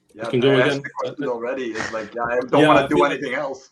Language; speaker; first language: English; non-native, fluent; Dutch